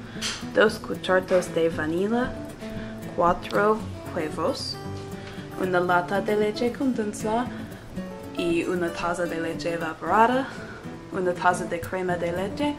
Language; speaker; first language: Spanish; non-native, learner; English